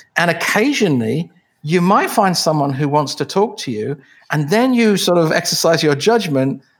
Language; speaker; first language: English; native; English